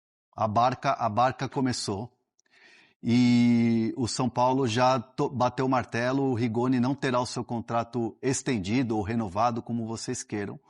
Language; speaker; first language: Portuguese; native; Portuguese